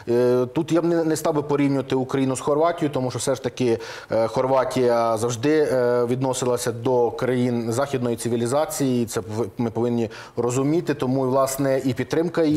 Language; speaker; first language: Ukrainian; native; Ukrainian